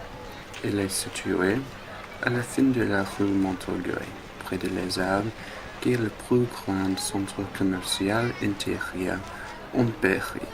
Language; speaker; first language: French; non-native, learner; English